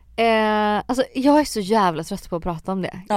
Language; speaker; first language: Swedish; native; Swedish